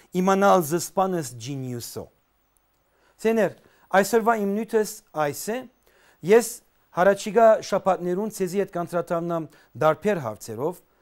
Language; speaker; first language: Armenian; native; Armenian